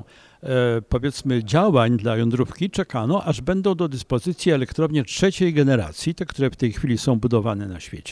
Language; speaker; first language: Polish; native; Polish